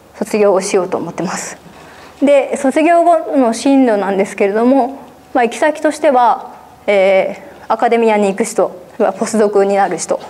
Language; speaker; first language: Japanese; native; Japanese